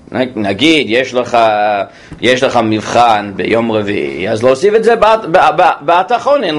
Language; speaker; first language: Hebrew; non-native, fluent; English